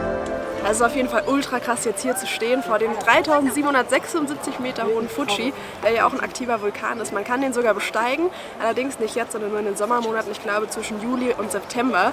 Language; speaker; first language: German; native; German